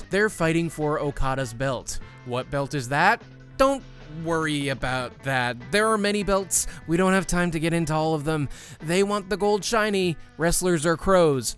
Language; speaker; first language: English; native; English